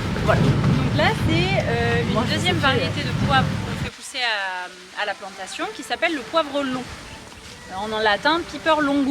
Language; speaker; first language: French; native; French